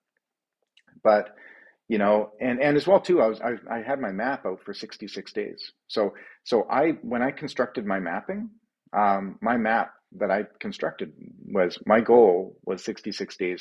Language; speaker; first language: English; native; English